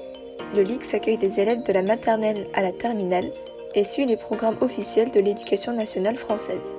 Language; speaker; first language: French; non-native, fluent; Korean